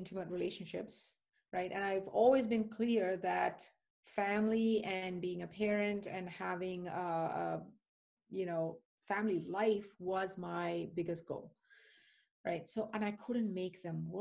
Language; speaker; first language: English; non-native, local second language; Tamil